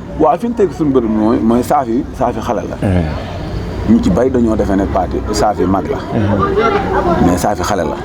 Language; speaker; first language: Wolof; native; Wolof